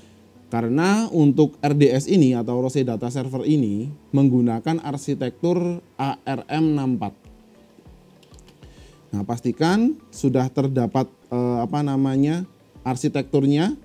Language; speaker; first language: Indonesian; native; Indonesian